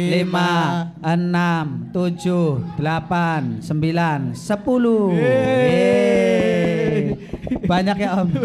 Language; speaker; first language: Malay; non-native, local second language; Javanese